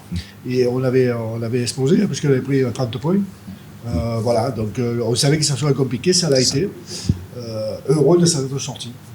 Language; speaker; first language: French; native; French